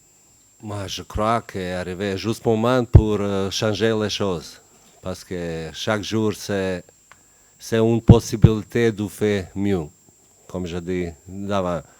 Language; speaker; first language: French; non-native, learner; Bosnian